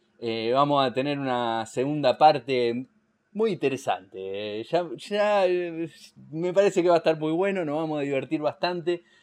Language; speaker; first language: Spanish; native; Spanish